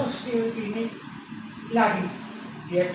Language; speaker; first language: Indonesian; non-native, fluent; German